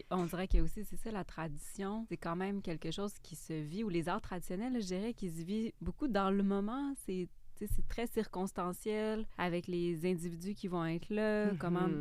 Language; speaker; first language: French; native; French